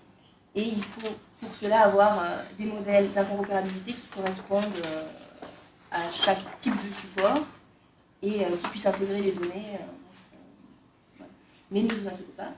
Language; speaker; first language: French; native; French